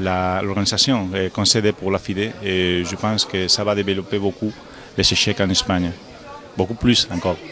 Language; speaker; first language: French; non-native, fluent; Spanish